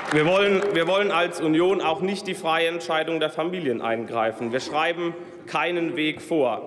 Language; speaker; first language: German; native; German